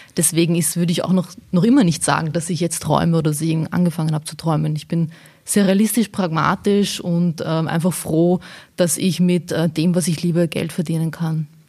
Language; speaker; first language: German; early bilingual, other home language; Bosnian